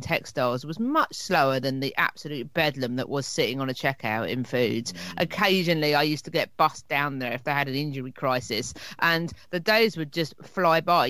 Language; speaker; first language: English; native; English